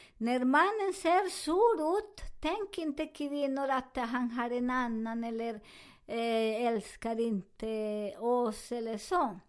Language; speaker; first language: Swedish; non-native, learner; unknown